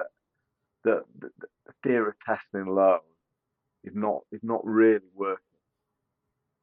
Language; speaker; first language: English; native; English